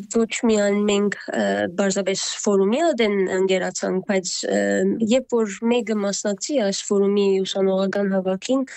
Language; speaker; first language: Armenian; early bilingual, heritage; Armenian